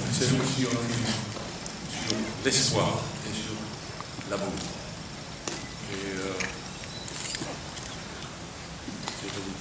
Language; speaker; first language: French; non-native, fluent; Swedish